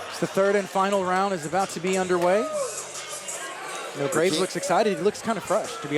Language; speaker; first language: English; native; English